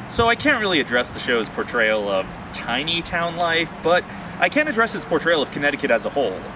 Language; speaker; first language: English; native; English